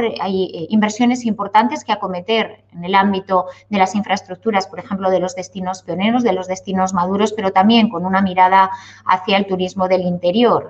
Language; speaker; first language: Spanish; native; Spanish